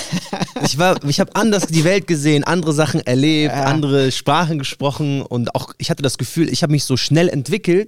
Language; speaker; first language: German; native; German